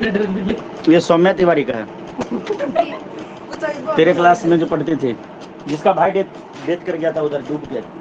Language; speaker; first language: Hindi; native; Hindi